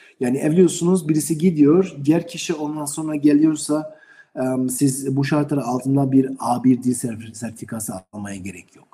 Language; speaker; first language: Turkish; non-native, learner; German